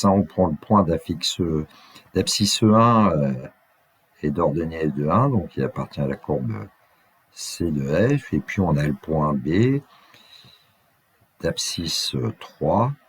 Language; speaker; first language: French; native; French